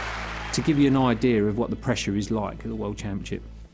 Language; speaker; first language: English; native; English